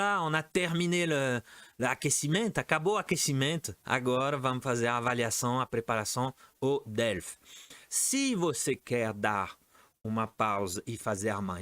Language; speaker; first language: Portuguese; non-native, fluent; French